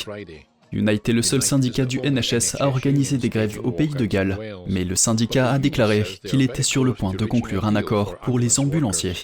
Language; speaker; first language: French; native; French